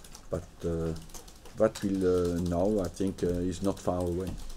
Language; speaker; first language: English; non-native, fluent; French